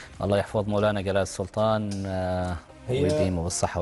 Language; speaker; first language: Arabic; native; Arabic